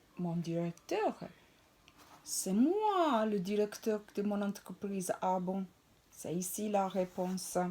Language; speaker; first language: French; non-native, fluent; Italian